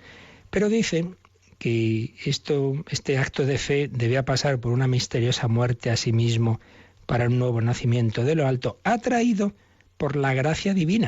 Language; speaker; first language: Spanish; native; Spanish